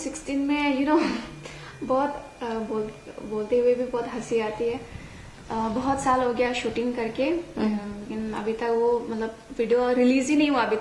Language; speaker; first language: Hindi; non-native, local second language; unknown